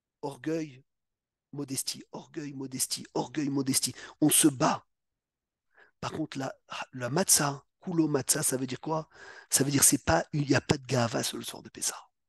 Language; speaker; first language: French; native; French